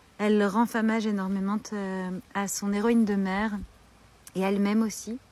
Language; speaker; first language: French; native; French